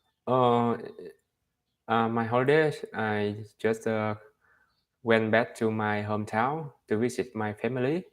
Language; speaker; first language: English; non-native, learner; Vietnamese